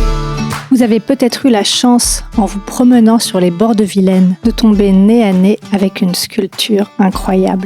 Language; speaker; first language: French; native; French